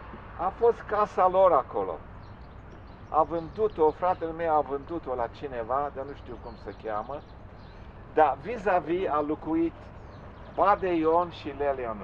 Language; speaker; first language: Romanian; non-native, local second language; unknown